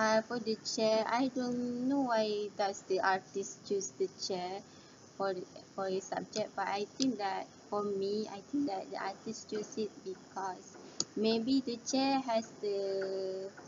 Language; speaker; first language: English; non-native, learner; Malay